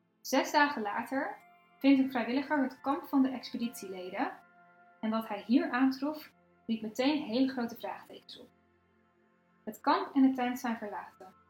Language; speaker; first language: Dutch; native; Dutch